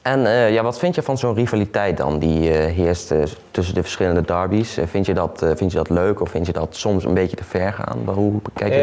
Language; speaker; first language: Dutch; native; Dutch